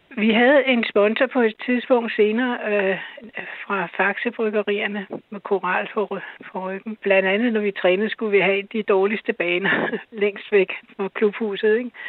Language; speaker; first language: Danish; native; Danish